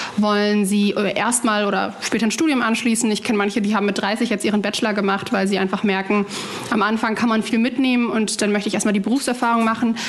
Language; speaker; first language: German; early bilingual, other home language; Arabic